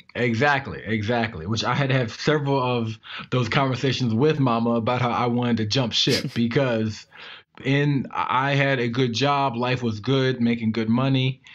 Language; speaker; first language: English; native; English